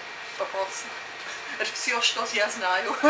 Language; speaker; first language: Russian; non-native, learner; English